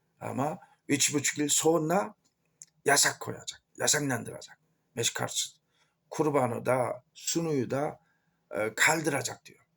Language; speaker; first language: Turkish; non-native, fluent; Korean